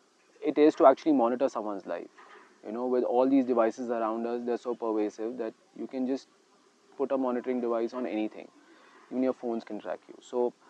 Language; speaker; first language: English; non-native, local second language; Hindi